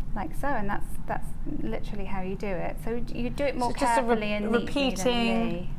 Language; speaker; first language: English; native; English